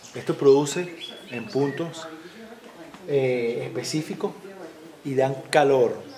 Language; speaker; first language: Spanish; native; Spanish